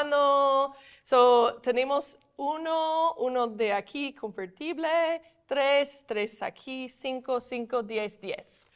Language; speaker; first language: Spanish; non-native, fluent; English